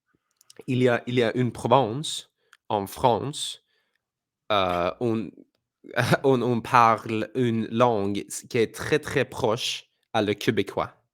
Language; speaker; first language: French; non-native, fluent; English